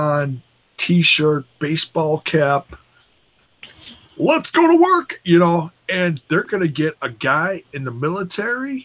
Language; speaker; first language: English; native; English